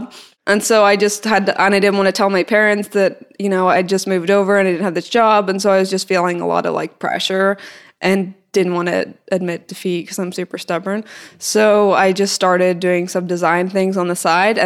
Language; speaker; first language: English; native; English